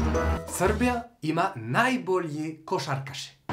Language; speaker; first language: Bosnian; non-native, learner; French